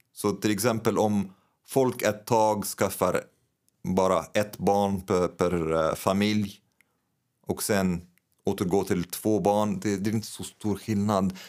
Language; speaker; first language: Swedish; non-native, fluent; Arabic